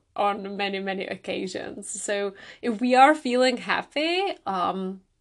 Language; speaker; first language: English; non-native, fluent; Czech